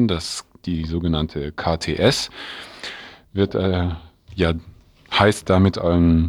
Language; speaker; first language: German; native; German